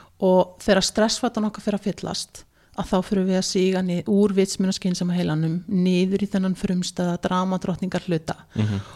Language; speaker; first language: Icelandic; early bilingual, heritage; Icelandic